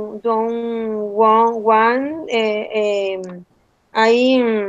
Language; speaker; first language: English; non-native, learner; Spanish